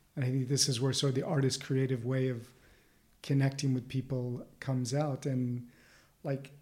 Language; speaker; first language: English; native; English